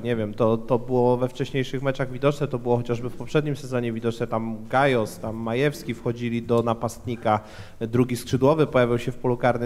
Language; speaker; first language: Polish; native; Polish